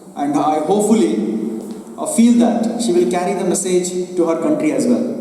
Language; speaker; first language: English; non-native, local second language; Kannada